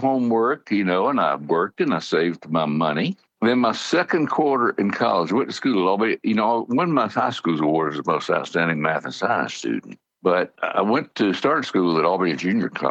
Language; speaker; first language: English; native; English